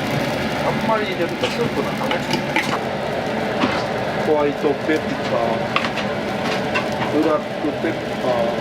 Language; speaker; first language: Japanese; native; Japanese